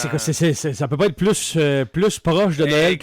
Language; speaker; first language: French; native; French